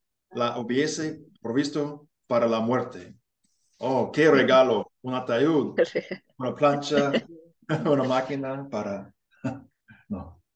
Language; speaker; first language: Spanish; non-native, learner; English